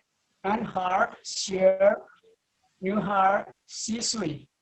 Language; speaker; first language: Chinese; non-native, learner; Indonesian